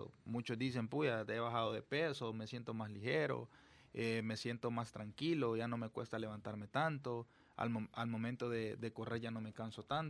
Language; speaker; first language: Spanish; native; Spanish